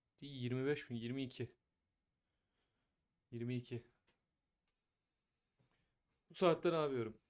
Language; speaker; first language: Turkish; native; Turkish